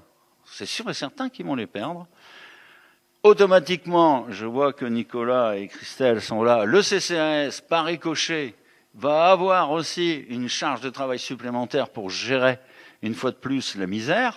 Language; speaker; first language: French; native; French